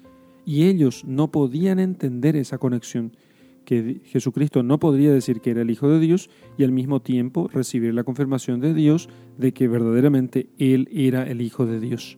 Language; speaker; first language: Spanish; native; Spanish